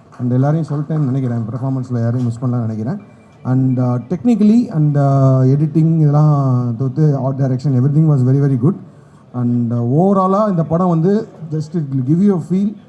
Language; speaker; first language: Tamil; native; Tamil